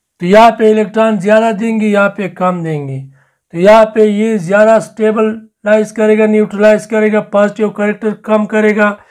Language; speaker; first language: Urdu; non-native, local second language; Pashto